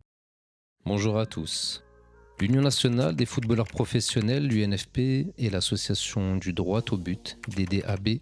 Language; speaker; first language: French; native; French